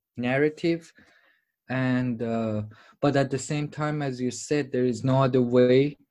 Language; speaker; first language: English; non-native, fluent; Persian